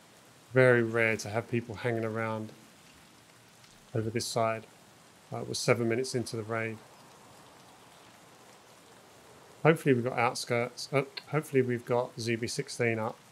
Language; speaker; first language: English; native; English